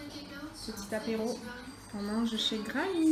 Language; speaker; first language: French; native; French